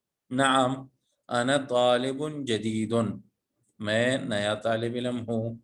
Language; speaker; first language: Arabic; non-native, fluent; Urdu